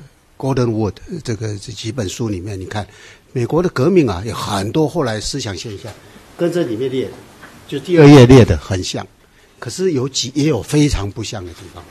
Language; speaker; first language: Chinese; native; Chinese